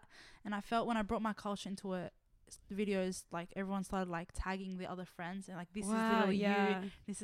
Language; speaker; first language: English; non-native, local second language; Arabic